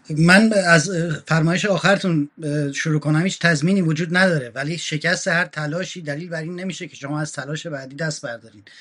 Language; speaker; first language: Persian; non-native, local second language; Kurdish